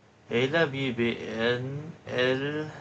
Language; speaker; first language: Spanish; non-native, learner; Filipino